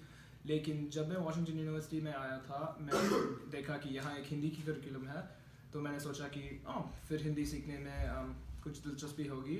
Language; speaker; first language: Hindi; non-native, learner; Malayalam